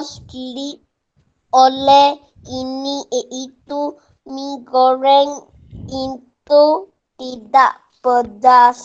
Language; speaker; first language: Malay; non-native, learner; Chinese